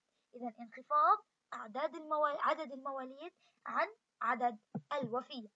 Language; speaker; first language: Arabic; native; Arabic